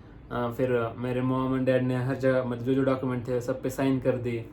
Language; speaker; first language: Hindi; non-native, local second language; Marathi